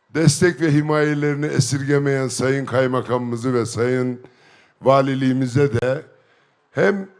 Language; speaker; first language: Turkish; native; Turkish